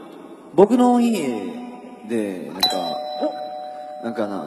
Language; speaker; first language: Japanese; non-native, learner; Korean